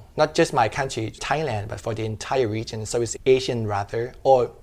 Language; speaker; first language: English; non-native, fluent; Thai